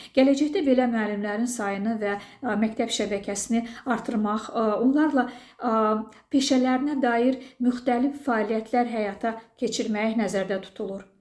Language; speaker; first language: Azerbaijani; native; Azerbaijani